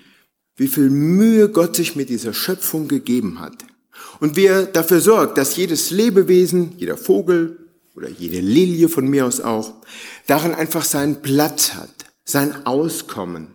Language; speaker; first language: German; native; German